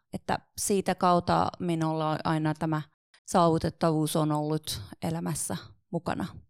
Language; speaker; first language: Finnish; non-native, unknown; Persian